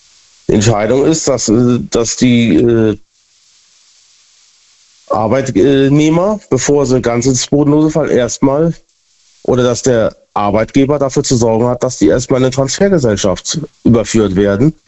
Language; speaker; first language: German; native; German